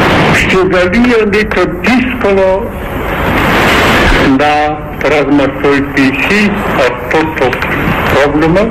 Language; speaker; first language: Greek; non-native, fluent; Russian